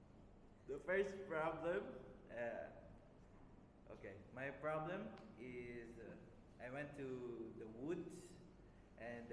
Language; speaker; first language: English; non-native, fluent; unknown